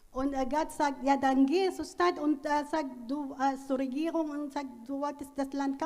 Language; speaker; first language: German; non-native, learner; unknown